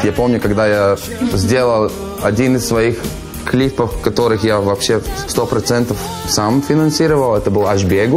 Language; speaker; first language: Russian; non-native, fluent; Latvian